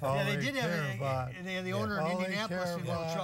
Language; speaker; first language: English; native; English